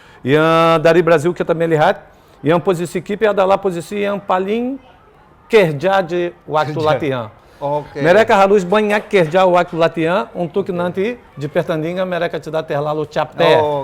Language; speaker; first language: Indonesian; non-native, fluent; Portuguese